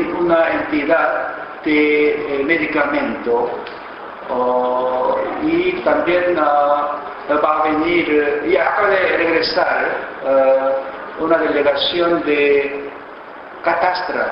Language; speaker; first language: Spanish; non-native, fluent; Korean